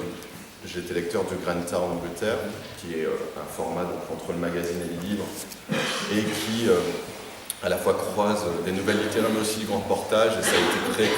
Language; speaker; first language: French; native; French